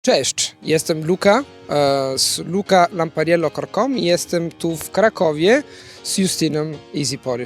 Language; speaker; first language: Polish; non-native, fluent; Italian